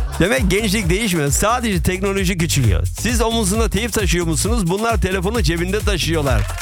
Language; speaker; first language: Turkish; early bilingual, heritage; Turkish